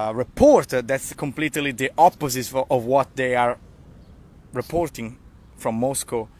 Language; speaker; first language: English; non-native, fluent; Italian